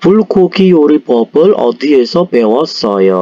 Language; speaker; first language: Korean; non-native, fluent; Indonesian